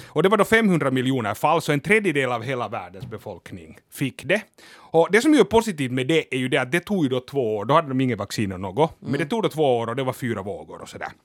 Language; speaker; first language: Swedish; native; Swedish